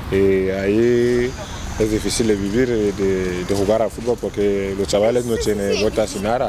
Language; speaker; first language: Spanish; non-native, fluent; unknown